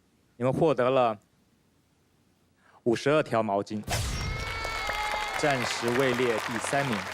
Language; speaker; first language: Chinese; native; Chinese